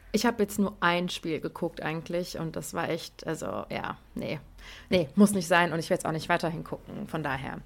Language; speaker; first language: German; early bilingual, other home language; Persian